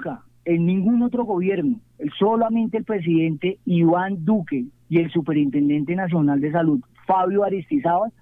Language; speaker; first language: Spanish; native; Spanish